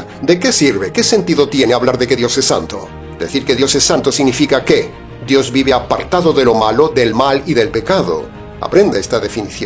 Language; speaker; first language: Spanish; native; Spanish